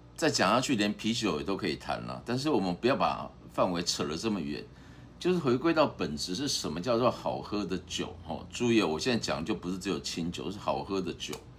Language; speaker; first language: Chinese; native; Chinese